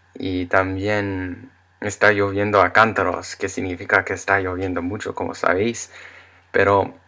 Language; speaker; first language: Spanish; non-native, learner; English